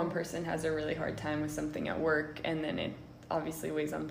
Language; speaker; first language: English; native; English